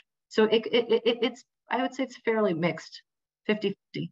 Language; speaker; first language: English; native; English